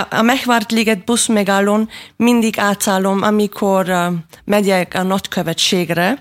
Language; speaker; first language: Hungarian; non-native, learner; German